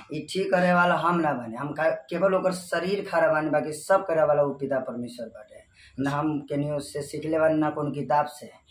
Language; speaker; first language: Bhojpuri; non-native, local second language; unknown